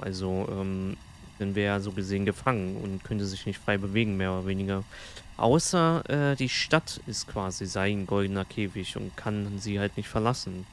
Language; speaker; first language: German; native; German